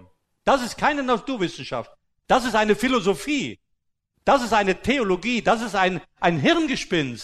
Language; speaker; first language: German; native; German